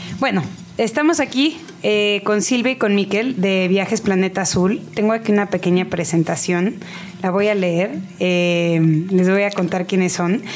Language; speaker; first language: Spanish; native; Spanish